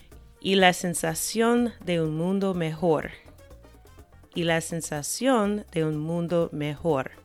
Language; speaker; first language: Spanish; non-native, fluent; English